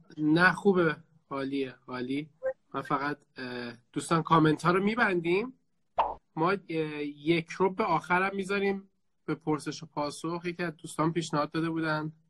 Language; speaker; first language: Persian; native; Persian